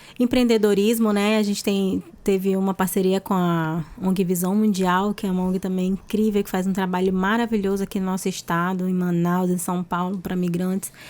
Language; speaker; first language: Portuguese; native; Portuguese